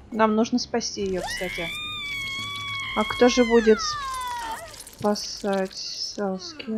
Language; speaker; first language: Russian; native; Russian